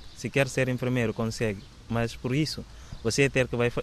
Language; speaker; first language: Portuguese; non-native, local second language; Upper Guinea Crioulo